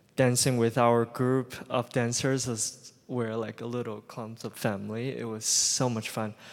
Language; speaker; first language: English; non-native, fluent; Chinese